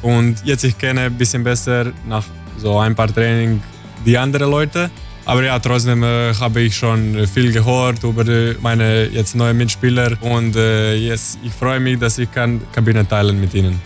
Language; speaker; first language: German; non-native, learner; Croatian